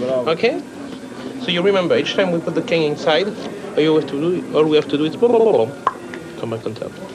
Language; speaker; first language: English; non-native, fluent; Swedish